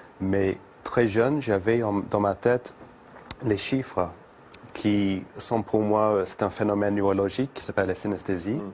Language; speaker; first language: French; non-native, fluent; English